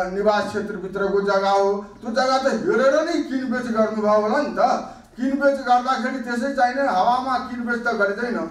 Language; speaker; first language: Nepali; non-native, local second language; Maithili